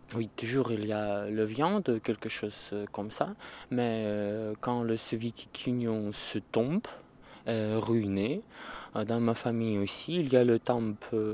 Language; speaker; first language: French; non-native, learner; Russian